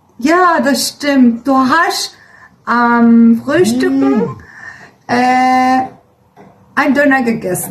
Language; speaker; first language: German; early bilingual, other home language; Turkish